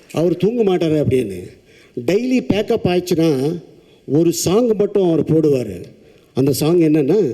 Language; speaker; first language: Tamil; non-native, local second language; Telugu